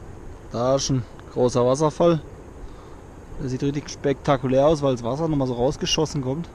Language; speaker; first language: German; native; German